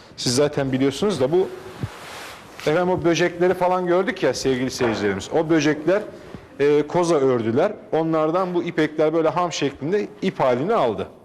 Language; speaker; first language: Turkish; native; Turkish